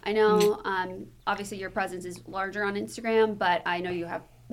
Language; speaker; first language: English; native; English